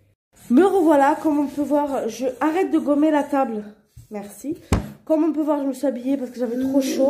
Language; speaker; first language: French; native; French